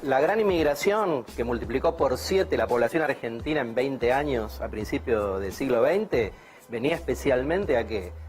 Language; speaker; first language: Spanish; native; Spanish